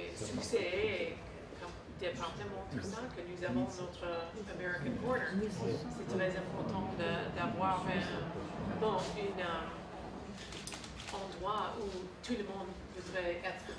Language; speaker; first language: French; non-native, fluent; English